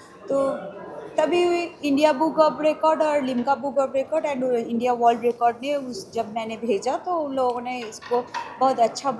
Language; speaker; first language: Hindi; non-native, local second language; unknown